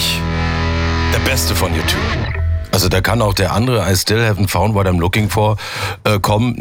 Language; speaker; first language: German; native; German